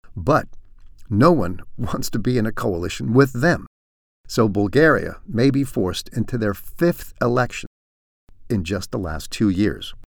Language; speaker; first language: English; native; English